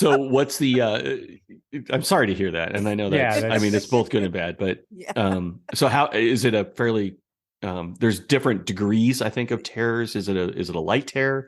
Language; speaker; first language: English; native; English